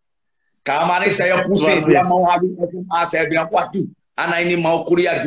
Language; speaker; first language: Indonesian; non-native, fluent; English